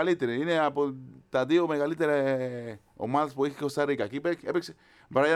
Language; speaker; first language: Greek; non-native, learner; Spanish